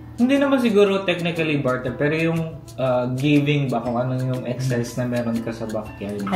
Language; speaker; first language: Filipino; native; Filipino